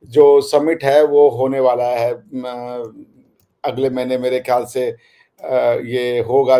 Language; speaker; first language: Hindi; native; Hindi